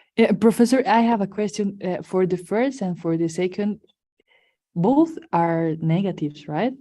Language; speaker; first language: English; non-native, learner; Spanish